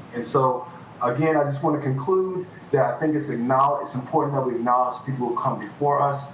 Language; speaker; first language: English; native; English